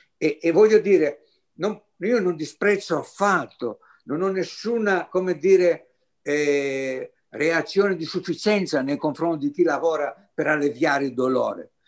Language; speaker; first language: Italian; non-native, fluent; Greek